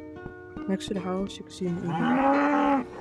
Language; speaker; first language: English; non-native, fluent; Dutch